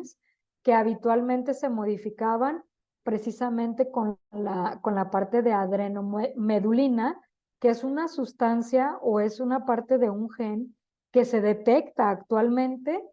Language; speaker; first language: Spanish; native; Spanish